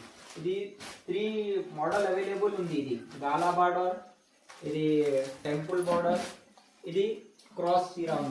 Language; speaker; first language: Telugu; non-native, local second language; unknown